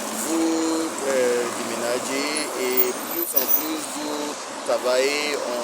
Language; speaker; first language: French; non-native, learner; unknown